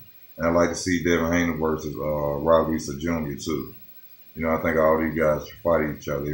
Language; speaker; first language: English; native; English